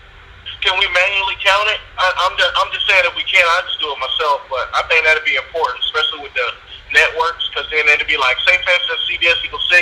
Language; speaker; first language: English; native; English